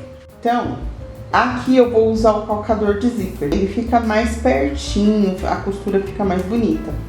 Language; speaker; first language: Portuguese; native; Portuguese